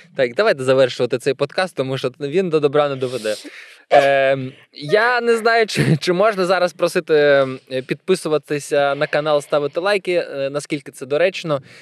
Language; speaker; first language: Ukrainian; non-native, local second language; Russian